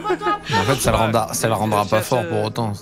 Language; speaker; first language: French; native; French